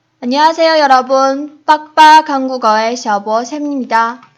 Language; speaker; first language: Korean; non-native, fluent; Chinese